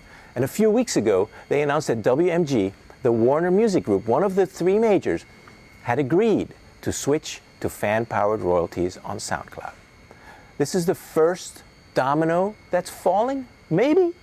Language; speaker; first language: English; native; English